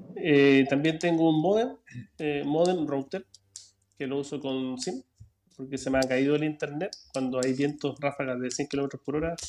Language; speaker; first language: Spanish; native; Spanish